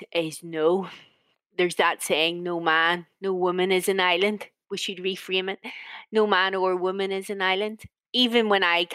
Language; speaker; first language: English; native; English